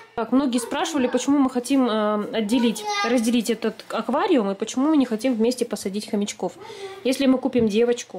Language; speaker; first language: Russian; native; Russian